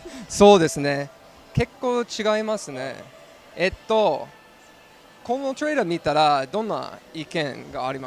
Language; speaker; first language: Japanese; non-native, learner; English